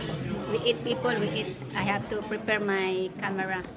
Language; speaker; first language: English; non-native, local second language; Filipino